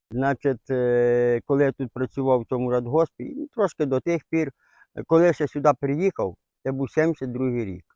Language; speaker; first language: Ukrainian; native; Ukrainian